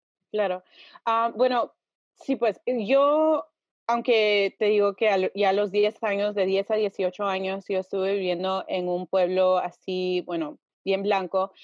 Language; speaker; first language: Spanish; early bilingual, heritage; Spanish